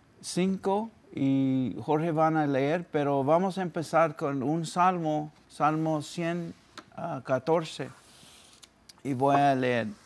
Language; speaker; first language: Spanish; early bilingual, heritage; Spanish